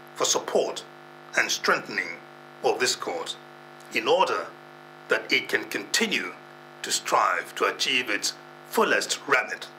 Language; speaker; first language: English; non-native, local second language; Igbo